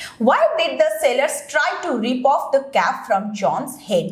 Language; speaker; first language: English; non-native, local second language; Bangla